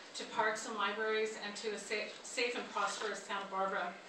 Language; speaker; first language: English; early bilingual, other home language; Spanish